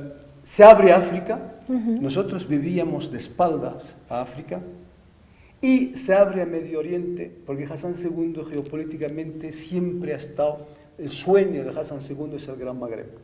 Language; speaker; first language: Spanish; non-native, fluent; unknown